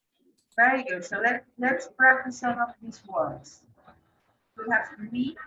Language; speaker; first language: English; non-native, fluent; Spanish